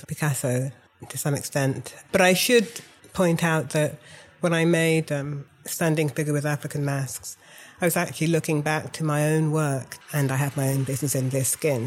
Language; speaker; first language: English; native; English